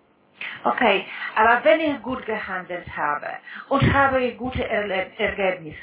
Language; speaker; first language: German; non-native, fluent; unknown